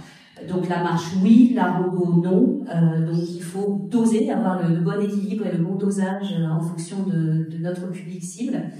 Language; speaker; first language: French; native; French